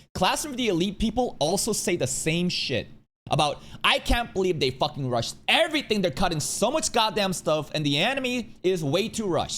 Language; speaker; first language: English; native; English